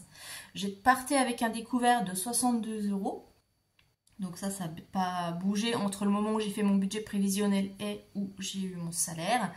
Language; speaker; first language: French; native; French